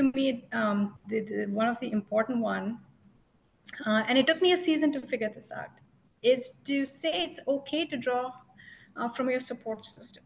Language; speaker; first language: English; non-native, local second language; Telugu